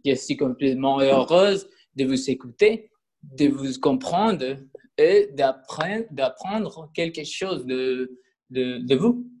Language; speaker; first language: French; non-native, learner; Spanish